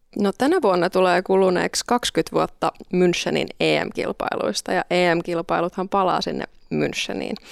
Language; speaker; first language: Finnish; native; Finnish